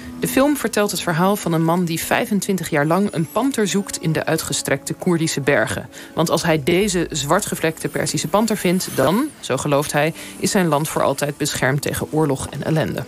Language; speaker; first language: Dutch; native; Dutch